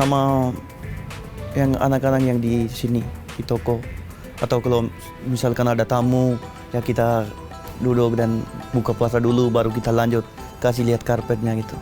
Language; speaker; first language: Indonesian; non-native, learner; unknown